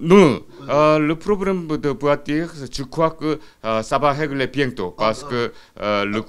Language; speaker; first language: French; non-native, fluent; Korean